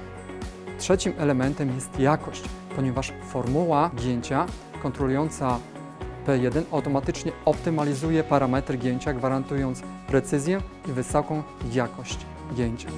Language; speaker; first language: Polish; native; Polish